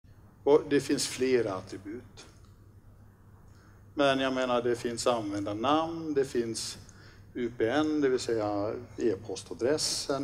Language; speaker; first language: Swedish; native; Swedish